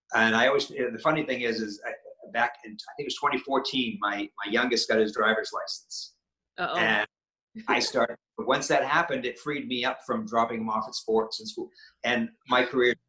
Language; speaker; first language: English; native; English